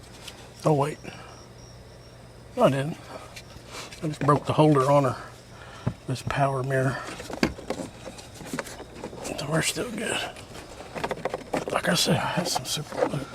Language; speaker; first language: English; native; English